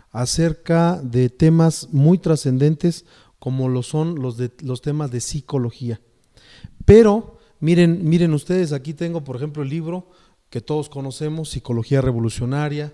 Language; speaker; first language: Spanish; native; Spanish